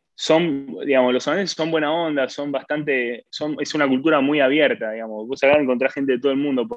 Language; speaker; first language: Spanish; native; Spanish